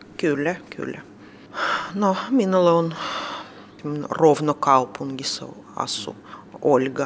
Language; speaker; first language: Finnish; non-native, learner; Russian